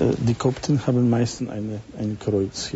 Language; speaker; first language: German; non-native, fluent; Polish